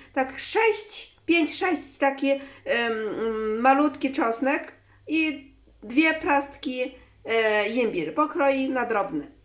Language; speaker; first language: Polish; non-native, learner; Chinese